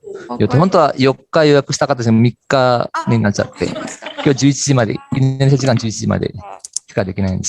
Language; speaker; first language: Japanese; non-native, fluent; Indonesian